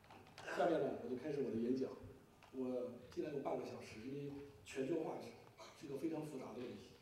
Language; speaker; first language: Chinese; native; Chinese